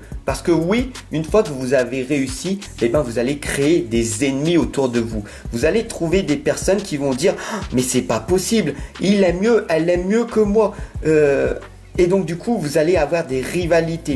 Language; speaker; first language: French; native; French